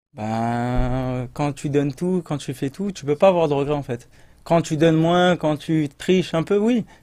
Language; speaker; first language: French; native; French